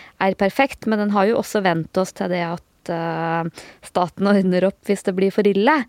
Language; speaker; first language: Norwegian; native; Norwegian